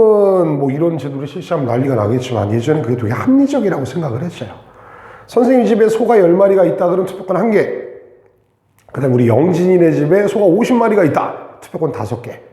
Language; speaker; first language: Korean; native; Korean